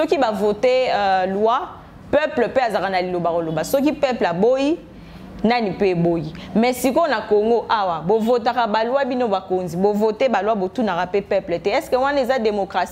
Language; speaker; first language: French; non-native, local second language; Lingala